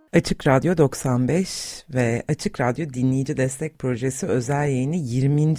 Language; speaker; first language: Turkish; native; Turkish